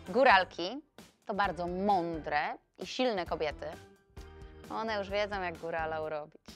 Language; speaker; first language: Polish; native; Polish